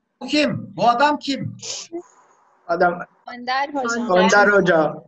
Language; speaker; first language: Turkish; non-native, learner; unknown